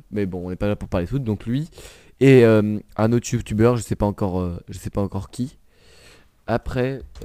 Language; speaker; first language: French; native; French